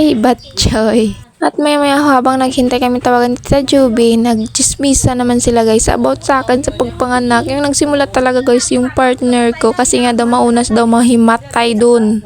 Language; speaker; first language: Filipino; non-native, local second language; Cebuano